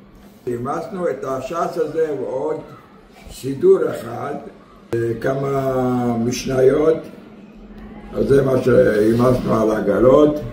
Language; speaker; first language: Hebrew; non-native, fluent; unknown